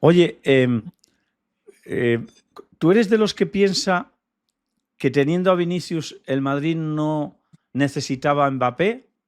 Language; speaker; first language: Spanish; native; Spanish